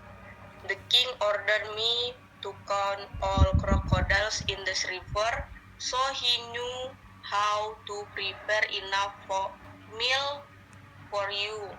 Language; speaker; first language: English; non-native, learner; Indonesian